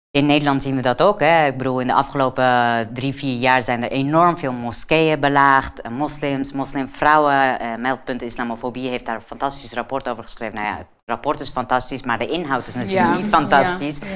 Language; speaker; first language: Dutch; non-native, fluent; Persian